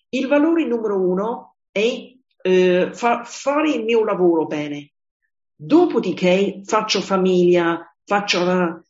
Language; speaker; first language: Italian; non-native, fluent; English